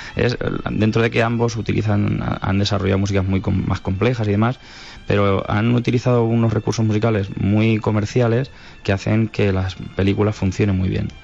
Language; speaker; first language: Spanish; native; Spanish